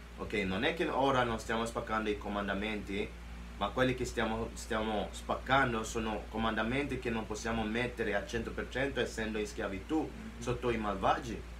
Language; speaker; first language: Italian; non-native, fluent; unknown